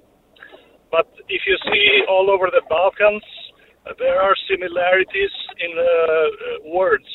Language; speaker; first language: English; non-native, learner; Albanian